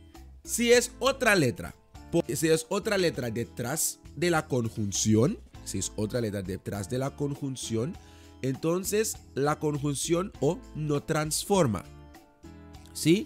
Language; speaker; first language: Spanish; non-native, fluent; Dutch